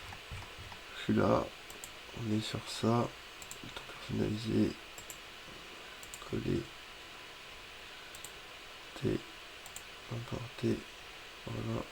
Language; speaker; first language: French; native; French